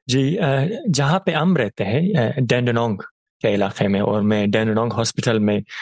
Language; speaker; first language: Urdu; non-native, fluent; Persian